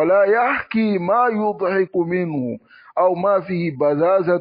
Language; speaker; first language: Arabic; non-native, fluent; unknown